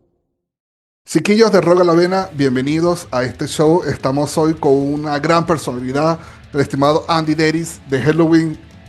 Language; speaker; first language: Spanish; native; Spanish